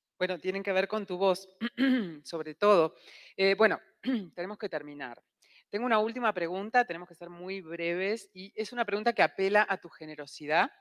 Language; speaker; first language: Spanish; native; Spanish